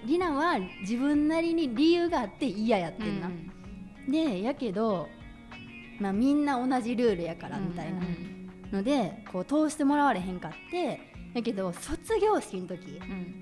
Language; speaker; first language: Japanese; native; Japanese